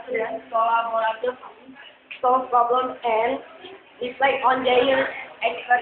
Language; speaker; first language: English; non-native, learner; Indonesian